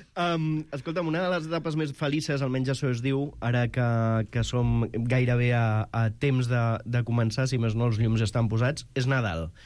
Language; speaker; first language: Catalan; native; Catalan